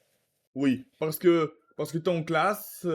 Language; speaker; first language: French; non-native, learner; Russian